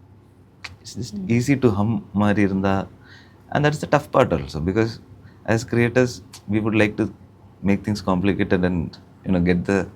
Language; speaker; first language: Tamil; early bilingual, heritage; Tamil